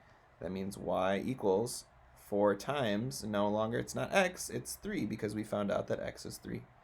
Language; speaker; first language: English; native; English